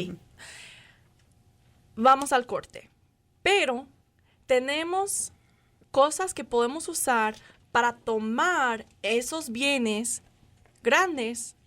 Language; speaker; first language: Spanish; non-native, fluent; English